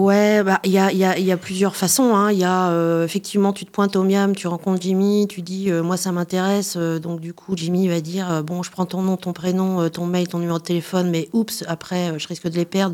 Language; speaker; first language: French; native; French